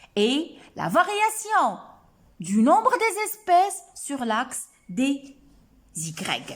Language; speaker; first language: French; non-native, local second language; Arabic